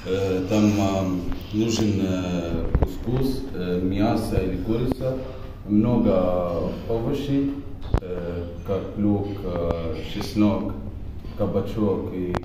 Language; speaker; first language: Russian; non-native, fluent; Arabic